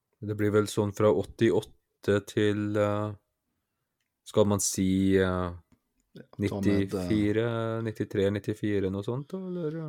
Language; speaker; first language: Norwegian; native; Norwegian